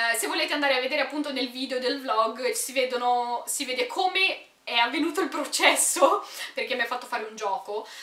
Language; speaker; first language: Italian; early bilingual, other home language; Romanian